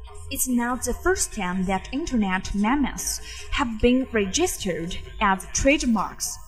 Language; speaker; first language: English; non-native, fluent; Chinese